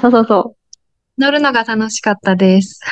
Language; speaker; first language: Japanese; native; Japanese